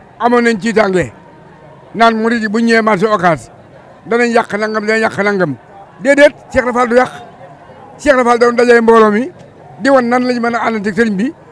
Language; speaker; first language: Wolof; native; Wolof